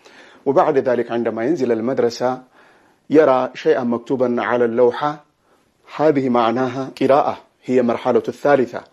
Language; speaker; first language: Arabic; non-native, fluent; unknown